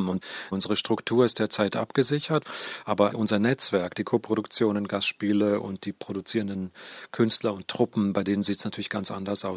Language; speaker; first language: German; native; German